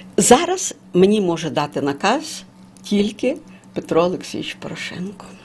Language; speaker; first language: Ukrainian; native; Ukrainian